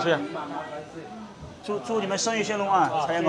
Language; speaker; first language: Chinese; native; Chinese